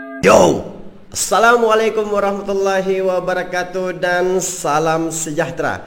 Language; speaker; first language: Malay; native; Malay